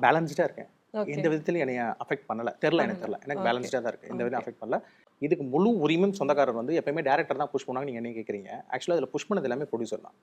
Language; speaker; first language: Tamil; native; Tamil